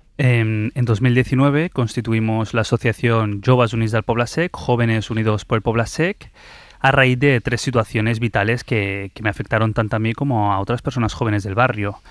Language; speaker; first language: Spanish; early bilingual, other home language; Arabic